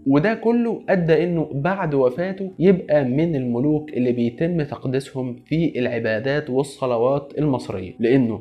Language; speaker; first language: Arabic; native; Arabic